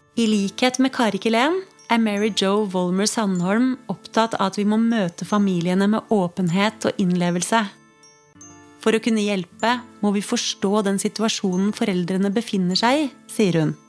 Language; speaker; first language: Norwegian; native; Norwegian